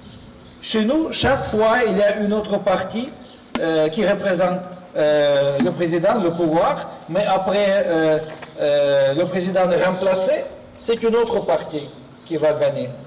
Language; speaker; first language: French; non-native, fluent; Russian